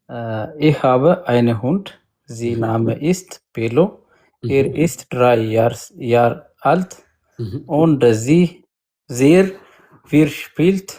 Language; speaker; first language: German; non-native, learner; Amharic